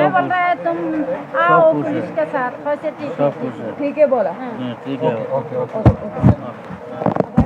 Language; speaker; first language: Hindi; non-native, local second language; Bangla